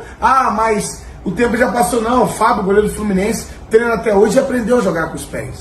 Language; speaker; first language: Portuguese; native; Portuguese